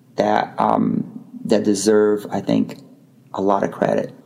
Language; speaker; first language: English; non-native, fluent; Portuguese